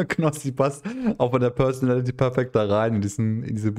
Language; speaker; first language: German; native; German